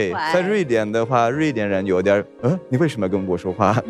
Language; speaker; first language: Chinese; non-native, fluent; Swedish